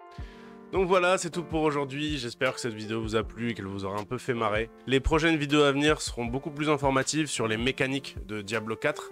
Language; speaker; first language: French; native; French